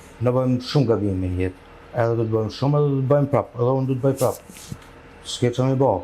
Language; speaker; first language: Albanian; early bilingual, heritage; Albanian